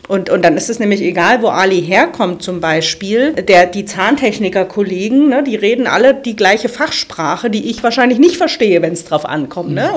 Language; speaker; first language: German; native; German